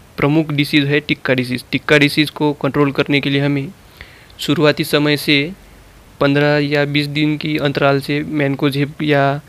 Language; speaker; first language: Hindi; non-native, local second language; Marathi